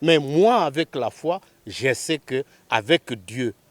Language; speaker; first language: French; non-native, local second language; Swahili